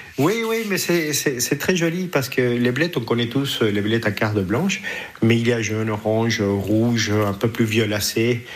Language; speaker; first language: French; non-native, fluent; Spanish